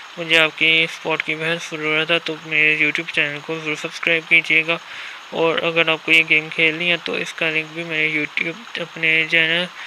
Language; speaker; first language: Urdu; non-native, local second language; Punjabi